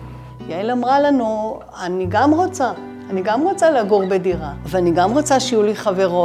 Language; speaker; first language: Hebrew; native; Hebrew